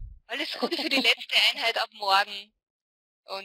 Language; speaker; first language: German; native; German